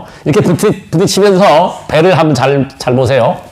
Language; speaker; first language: Korean; native; Korean